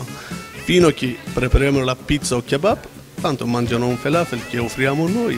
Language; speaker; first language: Italian; non-native, learner; Turkish